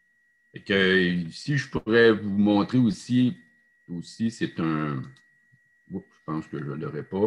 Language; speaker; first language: French; native; French